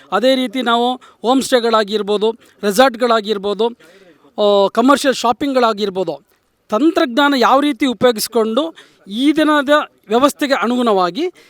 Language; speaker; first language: Kannada; native; Kannada